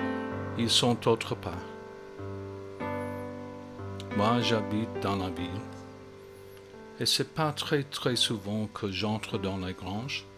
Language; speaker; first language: French; non-native, fluent; English